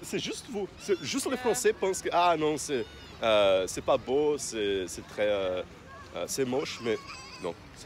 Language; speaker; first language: French; non-native, fluent; Portuguese